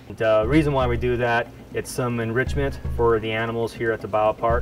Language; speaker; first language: English; native; English